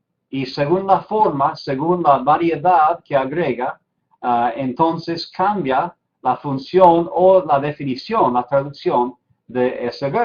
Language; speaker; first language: Spanish; non-native, fluent; English